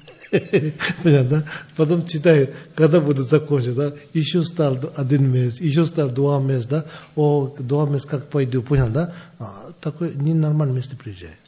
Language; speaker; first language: Russian; non-native, learner; Tibetan